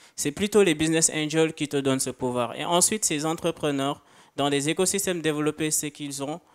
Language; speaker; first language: French; non-native, local second language; Wolof